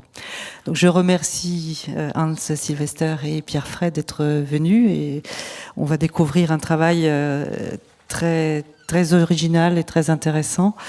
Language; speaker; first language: French; native; French